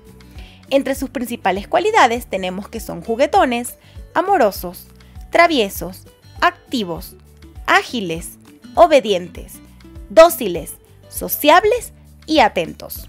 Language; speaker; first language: Spanish; native; Spanish